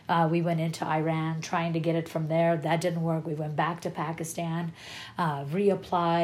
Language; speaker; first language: English; early bilingual, other home language; Persian